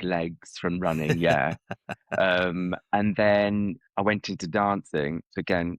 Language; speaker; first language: English; native; English